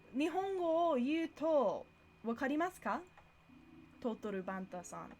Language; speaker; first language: Japanese; non-native, learner; English